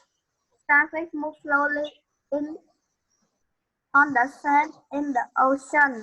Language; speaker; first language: English; non-native, learner; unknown